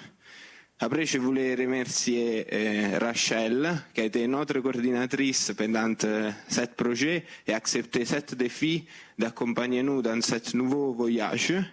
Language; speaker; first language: French; non-native, fluent; Italian